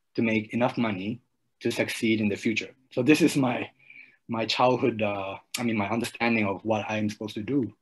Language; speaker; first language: English; early bilingual, other home language; Japanese